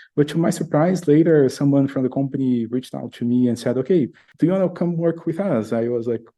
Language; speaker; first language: English; non-native, fluent; Portuguese